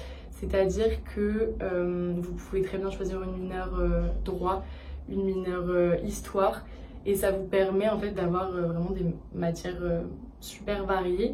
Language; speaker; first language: French; native; French